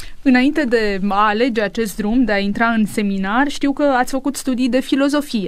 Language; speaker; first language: Romanian; native; Romanian